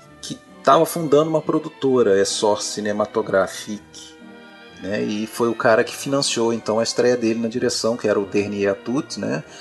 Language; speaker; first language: Portuguese; native; Portuguese